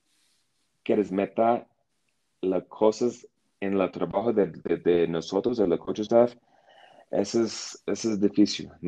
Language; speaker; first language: Spanish; non-native, learner; English